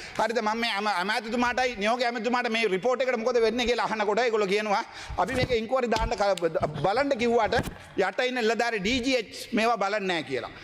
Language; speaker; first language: Sinhala; non-native, local second language; Tamil